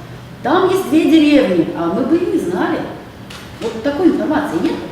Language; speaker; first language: Russian; native; Russian